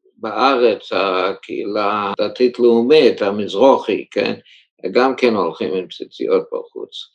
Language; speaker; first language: Hebrew; early bilingual, heritage; German